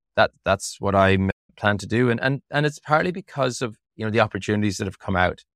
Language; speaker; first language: English; native; English